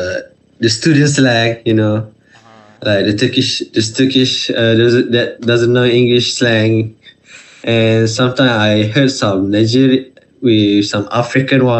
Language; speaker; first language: English; non-native, fluent; Malay